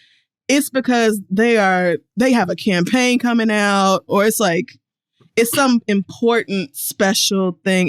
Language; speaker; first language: English; native; English